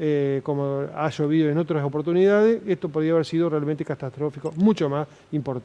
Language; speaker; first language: Spanish; native; Spanish